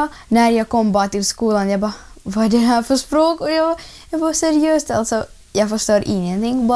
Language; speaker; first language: Swedish; early bilingual, other home language; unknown